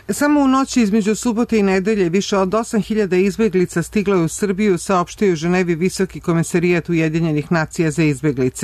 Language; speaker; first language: Serbian; native; Serbian